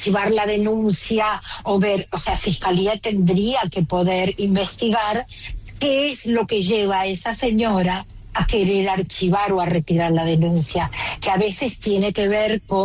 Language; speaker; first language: Spanish; native; Spanish